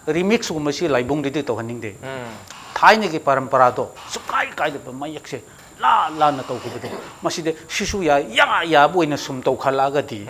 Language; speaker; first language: Manipuri; non-native, local second language; Rongmei Naga